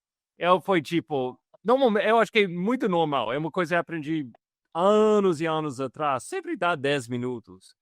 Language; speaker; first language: Portuguese; non-native, fluent; English